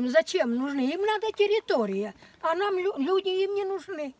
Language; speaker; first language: Russian; native; Russian